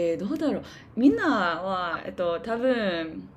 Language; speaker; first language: Japanese; non-native, learner; English